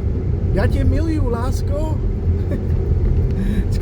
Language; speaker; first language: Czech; non-native, fluent; English